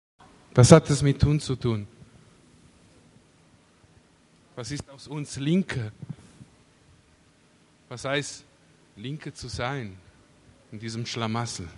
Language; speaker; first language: German; non-native, fluent; Italian